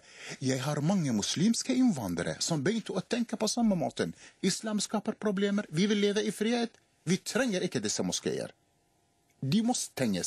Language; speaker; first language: Norwegian; non-native, fluent; Arabic